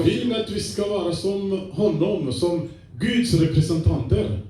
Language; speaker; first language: Swedish; non-native, fluent; French